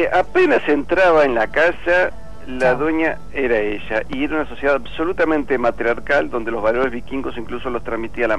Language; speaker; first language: Spanish; native; Spanish